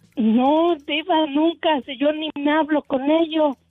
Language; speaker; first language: Spanish; native; Spanish